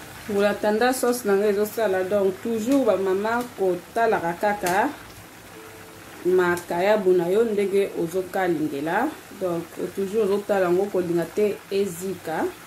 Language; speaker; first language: French; non-native, local second language; Lingala